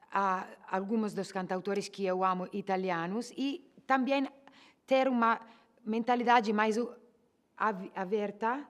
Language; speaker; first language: Portuguese; non-native, learner; Italian